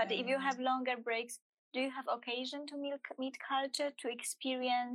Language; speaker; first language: English; non-native, fluent; Polish